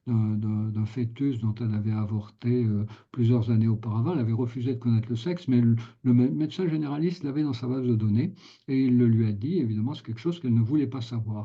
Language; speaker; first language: French; native; French